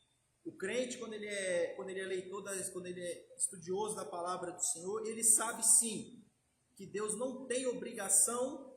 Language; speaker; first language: Portuguese; native; Portuguese